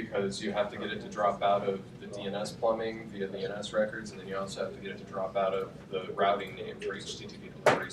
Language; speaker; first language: English; native; English